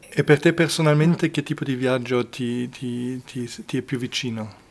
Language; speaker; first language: Italian; non-native, fluent; German